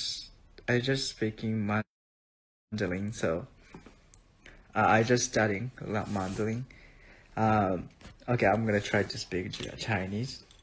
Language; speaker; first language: English; non-native, learner; Japanese